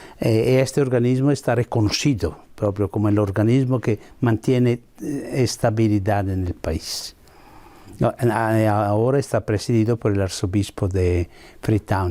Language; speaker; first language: Spanish; non-native, fluent; Italian